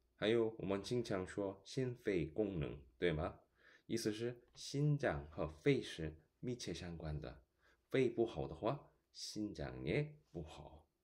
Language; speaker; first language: Chinese; non-native, fluent; Korean